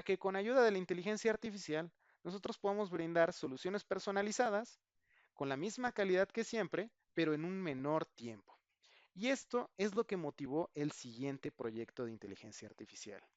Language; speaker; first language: Spanish; native; Spanish